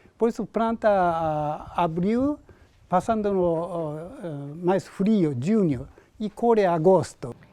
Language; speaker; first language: Portuguese; non-native, learner; Japanese